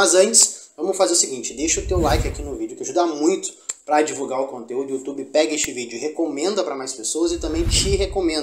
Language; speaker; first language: Portuguese; native; Portuguese